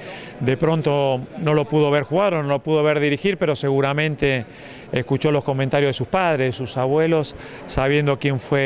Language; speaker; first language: Spanish; native; Spanish